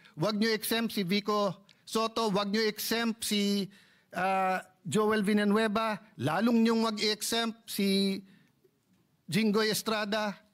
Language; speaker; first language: Filipino; native; Filipino